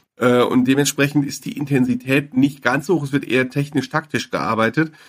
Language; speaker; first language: German; native; German